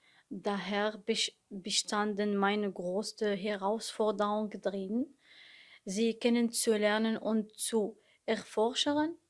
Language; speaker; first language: German; non-native, learner; Arabic